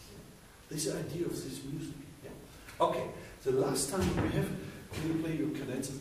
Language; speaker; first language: English; non-native, learner; German